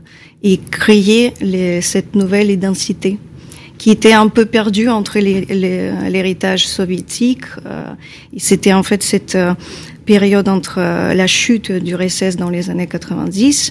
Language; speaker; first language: French; non-native, fluent; Russian